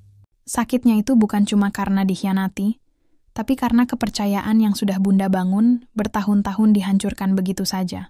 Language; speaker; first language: Indonesian; native; Indonesian